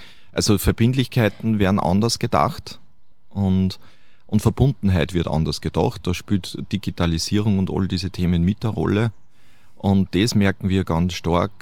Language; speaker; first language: German; native; German